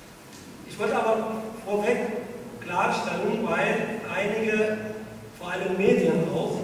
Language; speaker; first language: German; non-native, fluent; Arabic